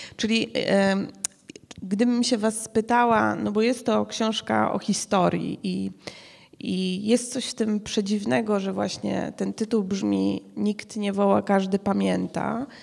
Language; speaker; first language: Polish; native; Polish